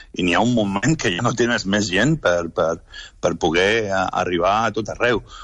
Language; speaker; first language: Catalan; non-native, local second language; Spanish